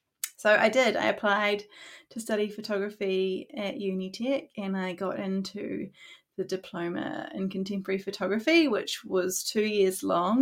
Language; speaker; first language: English; native; English